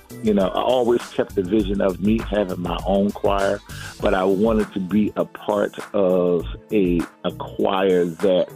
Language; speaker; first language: English; native; English